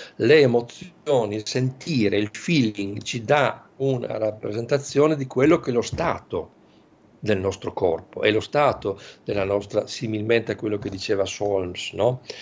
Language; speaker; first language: Italian; native; Italian